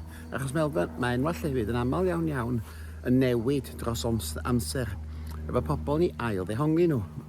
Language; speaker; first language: Welsh; native; Welsh